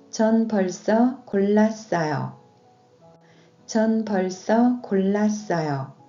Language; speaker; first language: Korean; non-native, fluent; Japanese